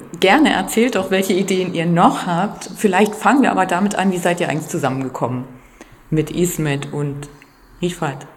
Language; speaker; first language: German; native; German